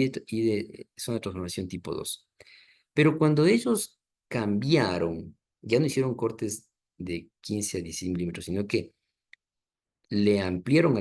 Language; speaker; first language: Spanish; native; Spanish